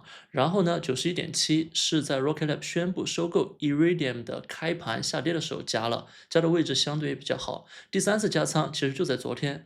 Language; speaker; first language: Chinese; native; Chinese